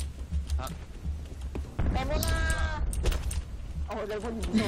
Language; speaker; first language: Korean; native; Korean